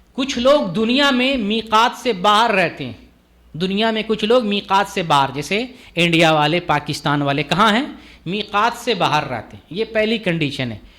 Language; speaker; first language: Urdu; native; Urdu